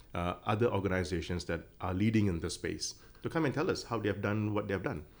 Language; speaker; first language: English; non-native, local second language; Tamil